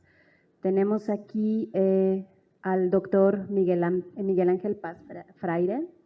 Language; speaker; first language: Spanish; native; Spanish